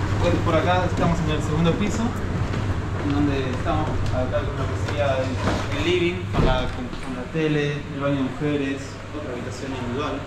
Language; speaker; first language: Spanish; native; Spanish